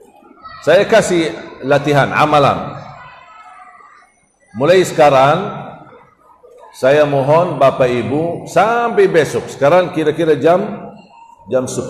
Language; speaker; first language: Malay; non-native, fluent; Arabic